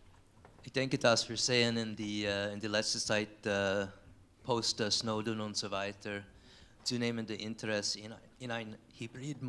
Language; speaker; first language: German; non-native, fluent; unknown